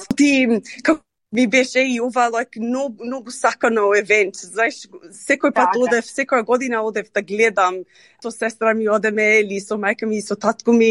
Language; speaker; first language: Macedonian; early bilingual, heritage; Macedonian